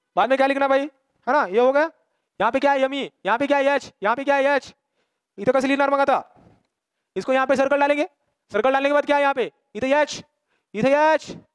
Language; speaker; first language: Hindi; non-native, local second language; Marathi